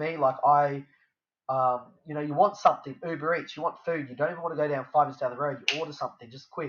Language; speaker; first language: English; native; English